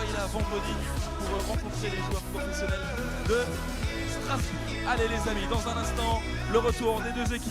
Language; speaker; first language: French; native; French